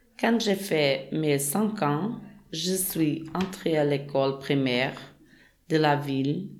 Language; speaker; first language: French; non-native, learner; Portuguese